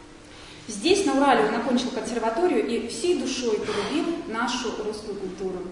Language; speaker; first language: Russian; native; Russian